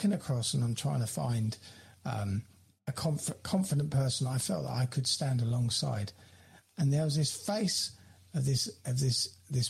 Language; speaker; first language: English; native; English